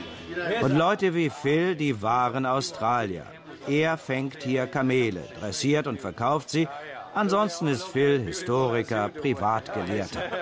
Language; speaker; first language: German; native; German